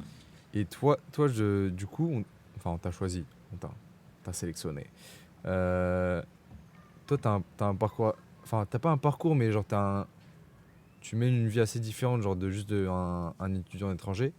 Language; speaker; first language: French; native; French